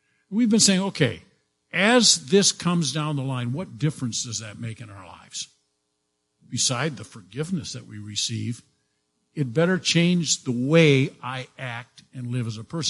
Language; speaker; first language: English; native; English